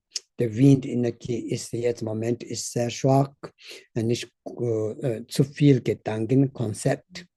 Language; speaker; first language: German; non-native, learner; Tibetan